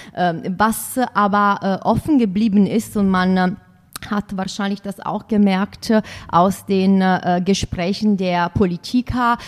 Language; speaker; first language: German; non-native, fluent; Italian